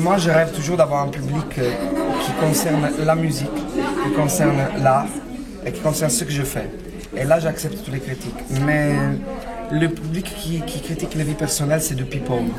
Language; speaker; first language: French; non-native, fluent; Italian